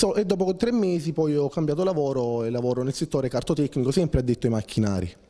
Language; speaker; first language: Italian; native; Italian